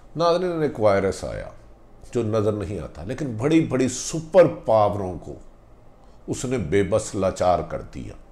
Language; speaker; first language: Urdu; non-native, local second language; Punjabi